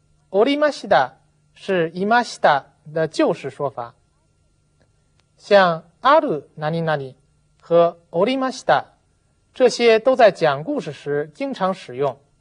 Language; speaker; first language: Japanese; non-native, fluent; Chinese